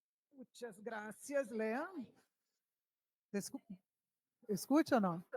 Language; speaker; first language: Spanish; non-native, learner; Portuguese